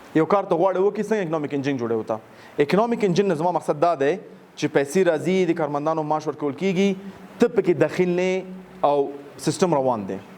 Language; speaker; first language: Pashto; native; Pashto